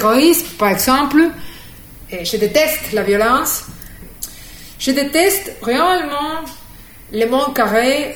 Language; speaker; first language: French; non-native, fluent; Spanish